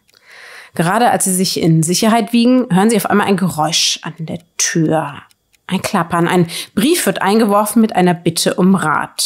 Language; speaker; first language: German; native; German